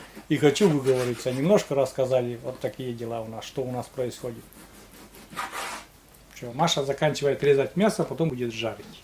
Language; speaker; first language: Russian; native; Russian